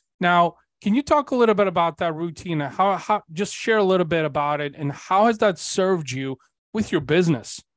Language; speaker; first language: English; early bilingual, other home language; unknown